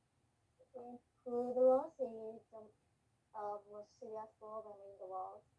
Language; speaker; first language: English; non-native, learner; Japanese